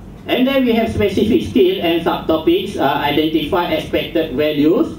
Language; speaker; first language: English; non-native, local second language; Malay